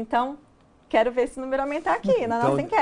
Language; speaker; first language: Portuguese; native; Portuguese